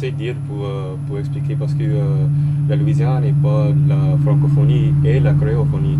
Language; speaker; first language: French; non-native, local second language; English